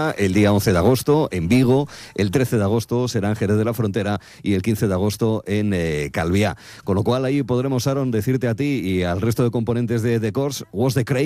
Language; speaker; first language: Spanish; native; Spanish